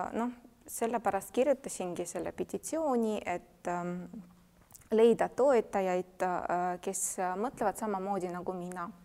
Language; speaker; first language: Estonian; non-native, fluent; Russian